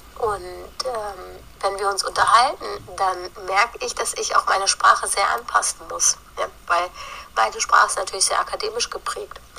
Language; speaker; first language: German; early bilingual, other home language; Turkish